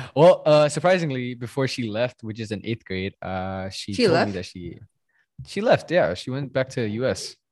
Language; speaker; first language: English; non-native, fluent; Indonesian